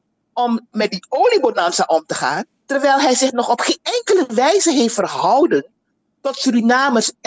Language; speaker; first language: Dutch; native; Dutch